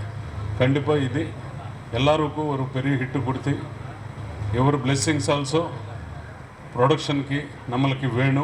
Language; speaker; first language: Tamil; non-native, learner; Telugu